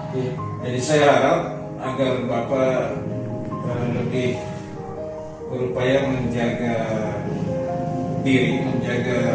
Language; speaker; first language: Indonesian; native; Indonesian